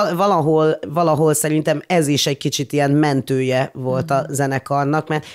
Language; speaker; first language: Hungarian; non-native, fluent; English